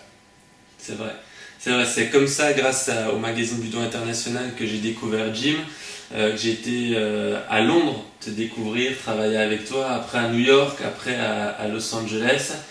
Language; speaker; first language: French; native; French